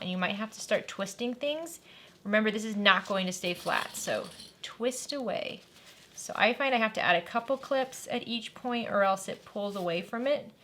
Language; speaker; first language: English; native; English